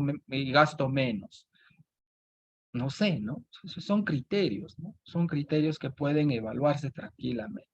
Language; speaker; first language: Spanish; native; Spanish